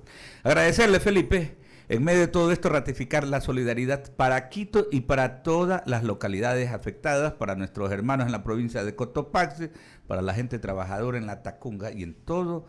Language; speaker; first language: Spanish; native; Spanish